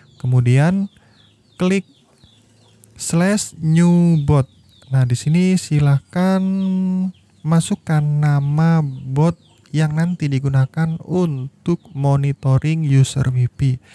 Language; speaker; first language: Indonesian; native; Indonesian